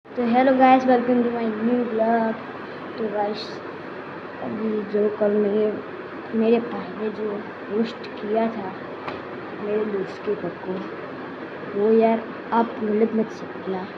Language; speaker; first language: Hindi; non-native, local second language; Gujarati